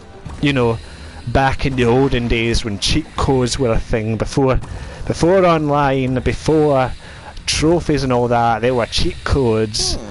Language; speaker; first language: English; native; English